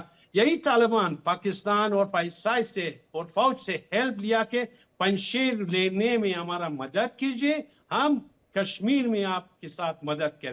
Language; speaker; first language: Hindi; non-native, fluent; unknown